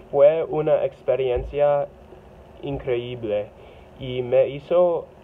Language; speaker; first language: Spanish; non-native, learner; English